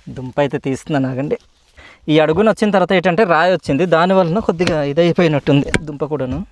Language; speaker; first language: Telugu; native; Telugu